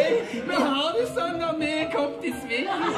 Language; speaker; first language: Norwegian; native; Norwegian